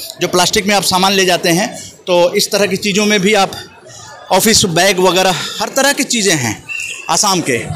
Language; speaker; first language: Hindi; native; Hindi